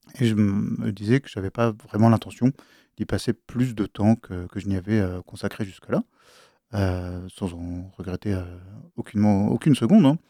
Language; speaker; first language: French; native; French